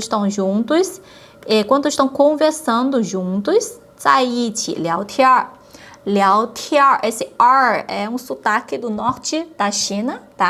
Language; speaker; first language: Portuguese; non-native, fluent; Chinese